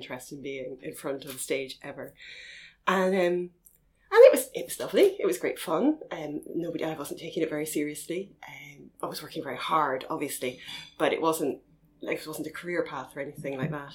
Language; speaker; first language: English; native; English